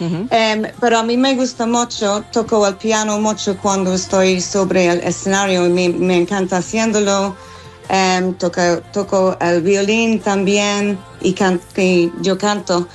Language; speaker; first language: Spanish; non-native, learner; English